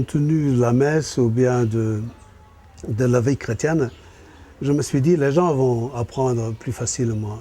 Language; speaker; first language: French; non-native, fluent; German